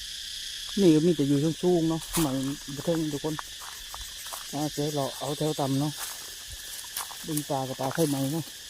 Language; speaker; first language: Thai; non-native, local second language; Northeastern Thai